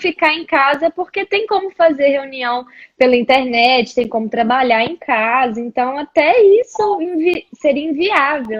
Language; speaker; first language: Portuguese; native; Portuguese